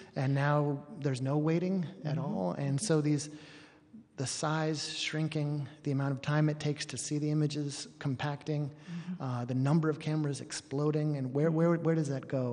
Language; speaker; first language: English; native; English